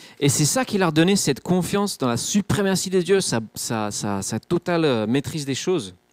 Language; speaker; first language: French; non-native, fluent; English